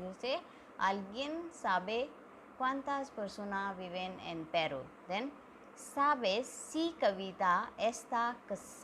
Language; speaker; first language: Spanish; non-native, fluent; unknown